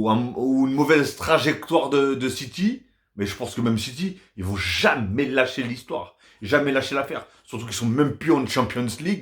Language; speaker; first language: French; native; French